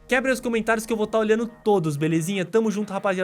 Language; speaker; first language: Portuguese; native; Portuguese